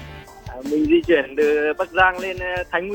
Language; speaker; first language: Vietnamese; native; Vietnamese